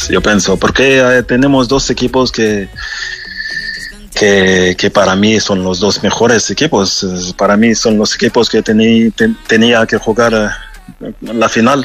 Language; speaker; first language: Spanish; non-native, fluent; French